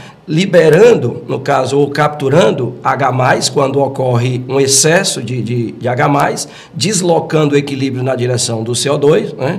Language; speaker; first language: Portuguese; native; Portuguese